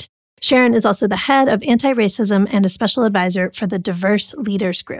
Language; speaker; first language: English; native; English